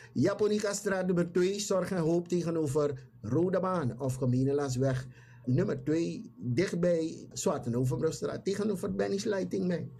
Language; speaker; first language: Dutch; native; Dutch